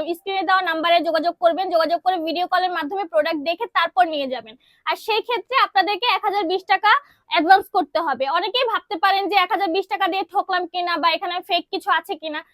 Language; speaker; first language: Bangla; native; Bangla